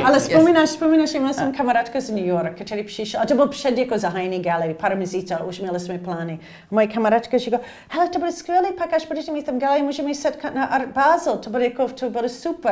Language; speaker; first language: Czech; non-native, learner; English